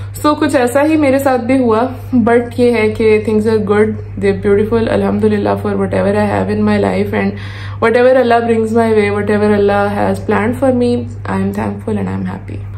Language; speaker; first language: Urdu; native; Urdu